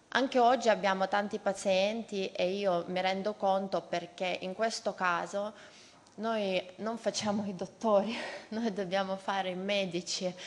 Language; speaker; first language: Italian; non-native, fluent; Ukrainian